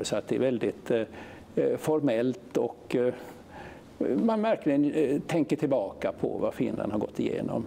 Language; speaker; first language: Swedish; native; Swedish